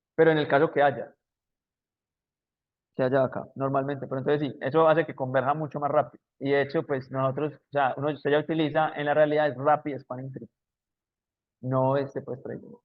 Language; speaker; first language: Spanish; native; Spanish